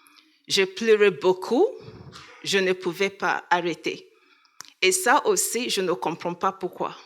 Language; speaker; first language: French; non-native, learner; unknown